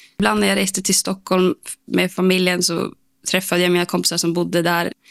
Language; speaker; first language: Swedish; native; Swedish